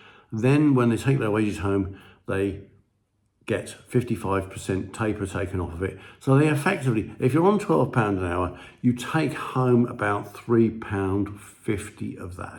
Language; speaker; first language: English; native; English